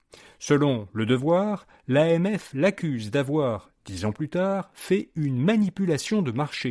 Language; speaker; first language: French; native; French